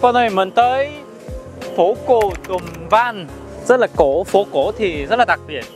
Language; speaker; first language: Vietnamese; non-native, fluent; Korean